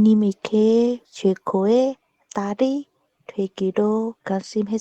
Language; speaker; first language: Korean; non-native, learner; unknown